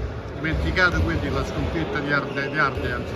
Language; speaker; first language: Italian; native; Italian